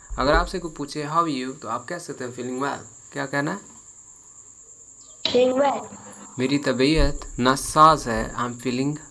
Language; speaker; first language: Urdu; native; Urdu